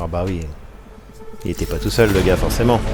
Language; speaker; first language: French; native; French